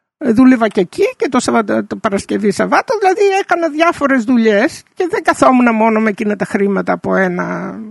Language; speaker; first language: Greek; native; Greek